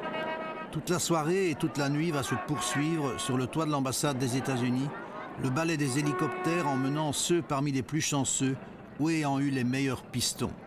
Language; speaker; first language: French; native; French